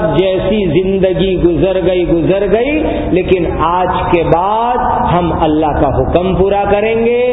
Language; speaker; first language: Urdu; non-native, local second language; Gujarati